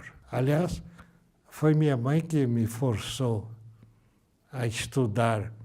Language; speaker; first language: Portuguese; early bilingual, other home language; Japanese